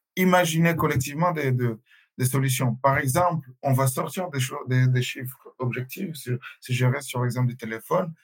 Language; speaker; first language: French; non-native, local second language; Swahili